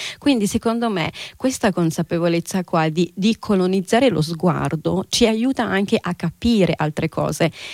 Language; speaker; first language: Italian; early bilingual, other home language; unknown